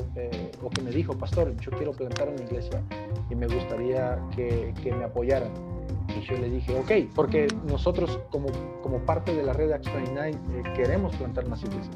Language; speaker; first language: Spanish; native; Spanish